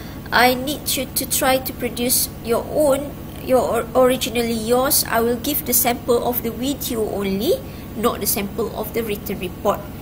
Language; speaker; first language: English; non-native, local second language; Malay